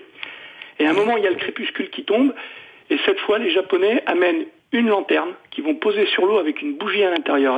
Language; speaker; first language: French; native; French